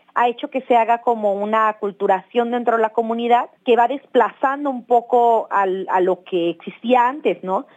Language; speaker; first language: Spanish; native; Spanish